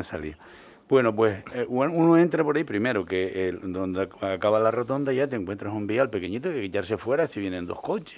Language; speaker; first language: Spanish; native; Spanish